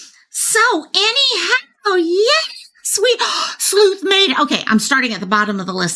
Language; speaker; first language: English; native; English